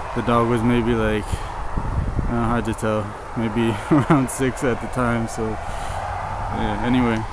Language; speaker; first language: English; native; English